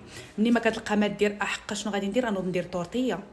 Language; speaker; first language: Arabic; native; Arabic